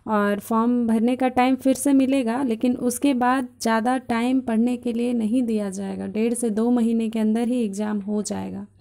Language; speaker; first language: Hindi; native; Hindi